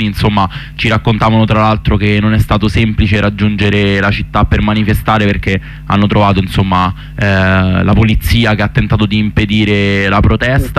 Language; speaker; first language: Italian; native; Italian